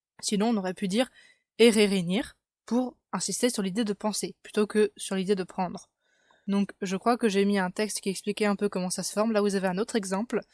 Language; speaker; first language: French; native; French